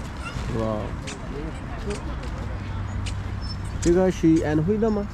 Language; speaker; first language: Chinese; non-native, learner; Urdu